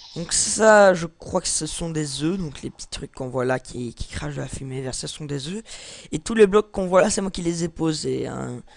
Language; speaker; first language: French; native; French